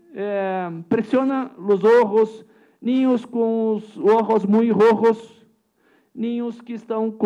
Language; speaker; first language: Spanish; non-native, learner; Portuguese